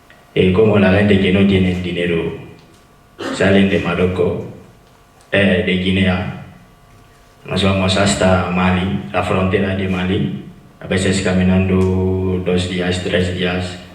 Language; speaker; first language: Spanish; non-native, fluent; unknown